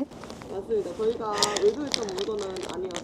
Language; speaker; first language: Korean; native; Korean